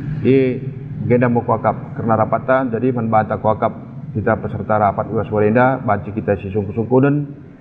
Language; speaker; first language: Indonesian; non-native, local second language; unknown